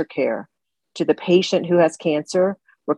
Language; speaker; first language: English; early bilingual, other home language; Chinese